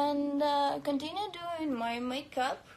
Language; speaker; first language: English; non-native, learner; Russian